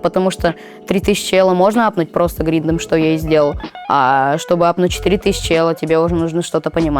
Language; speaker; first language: Russian; native; Russian